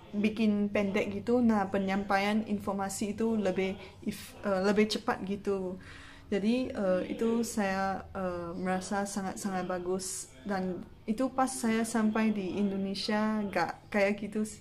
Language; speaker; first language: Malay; non-native, local second language; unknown